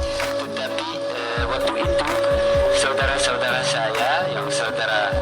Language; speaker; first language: Indonesian; non-native, learner; French